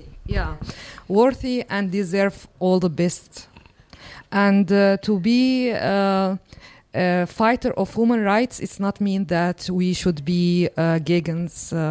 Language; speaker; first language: English; non-native, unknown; Kurdish